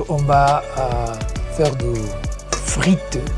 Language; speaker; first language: French; non-native, learner; Spanish